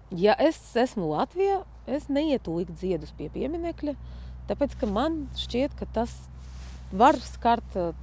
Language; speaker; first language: Latvian; non-native, fluent; Russian